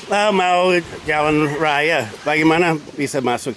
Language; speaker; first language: Indonesian; non-native, fluent; English